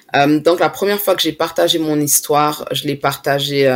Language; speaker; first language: French; native; French